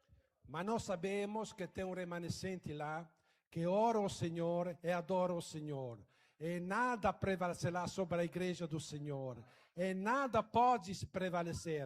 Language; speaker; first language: Portuguese; non-native, fluent; Italian